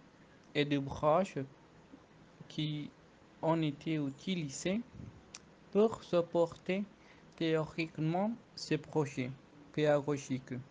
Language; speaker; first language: French; non-native, fluent; Spanish